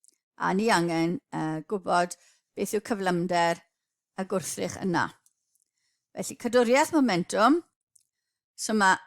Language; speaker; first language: Welsh; native; Welsh